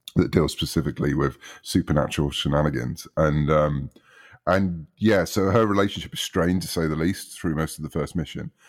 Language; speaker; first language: English; native; English